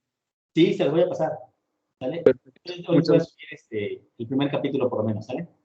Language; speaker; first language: Spanish; native; Spanish